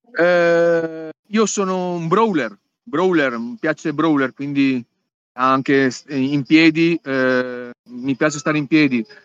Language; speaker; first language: Italian; native; Italian